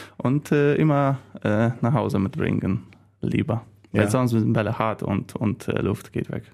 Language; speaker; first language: German; non-native, learner; Polish